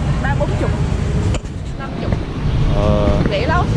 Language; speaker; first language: Korean; non-native, learner; Vietnamese